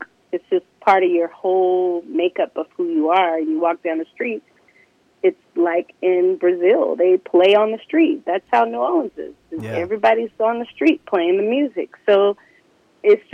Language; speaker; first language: English; native; English